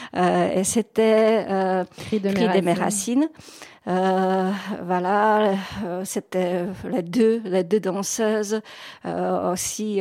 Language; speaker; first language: French; non-native, fluent; Czech